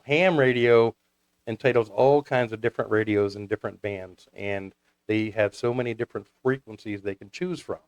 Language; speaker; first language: English; native; English